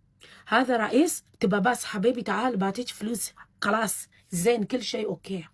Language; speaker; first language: Arabic; non-native, learner; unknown